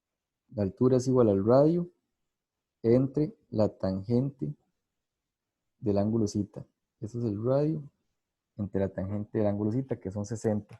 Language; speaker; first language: Spanish; native; Spanish